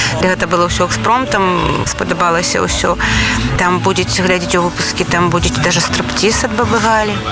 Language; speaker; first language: Belarusian; non-native, local second language; Russian